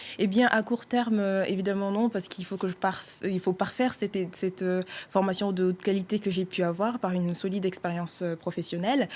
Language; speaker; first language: French; non-native, local second language; Sango